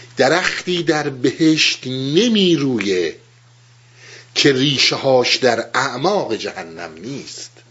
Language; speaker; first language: Persian; native; Persian